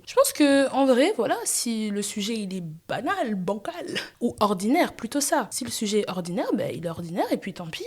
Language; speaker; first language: French; native; French